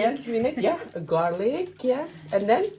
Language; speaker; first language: English; non-native, learner; Indonesian